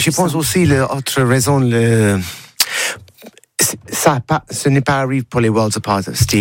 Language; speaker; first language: French; non-native, learner; English